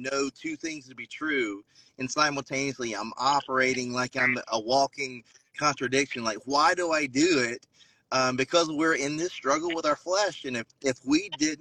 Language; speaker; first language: English; native; English